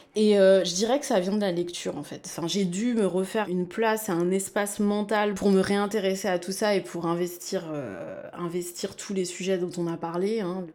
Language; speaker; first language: French; native; French